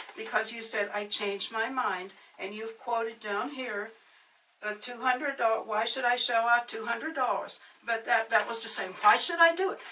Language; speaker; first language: English; native; English